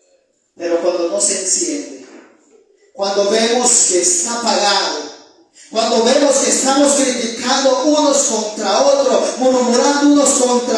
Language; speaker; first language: Spanish; native; Spanish